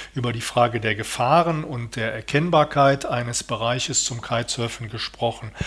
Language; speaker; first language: German; native; German